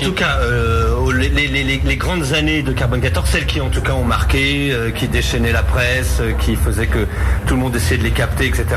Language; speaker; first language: French; native; French